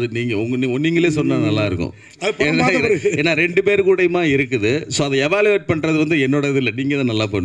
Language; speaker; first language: Tamil; native; Tamil